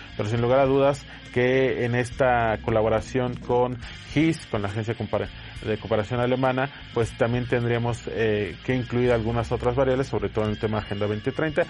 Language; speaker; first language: Spanish; native; Spanish